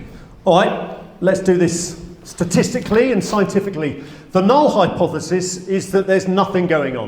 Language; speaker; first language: English; native; English